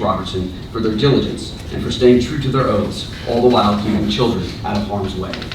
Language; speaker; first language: English; native; English